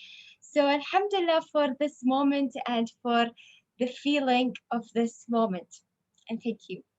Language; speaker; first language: English; non-native, learner; Arabic